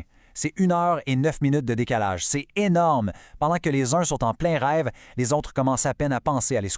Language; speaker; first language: French; native; French